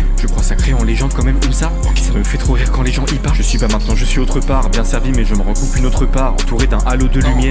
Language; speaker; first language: French; native; French